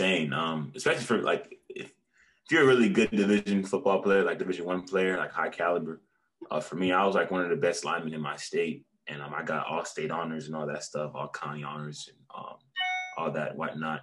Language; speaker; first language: English; native; English